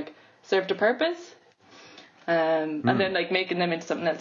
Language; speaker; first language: English; native; English